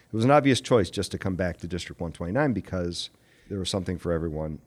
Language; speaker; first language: English; native; English